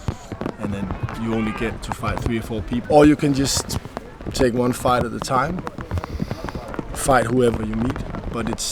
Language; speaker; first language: English; non-native, fluent; Danish